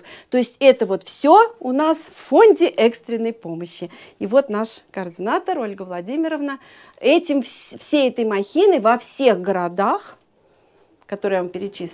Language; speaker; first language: Russian; native; Russian